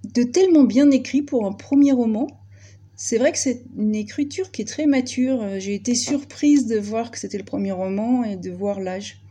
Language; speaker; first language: French; native; French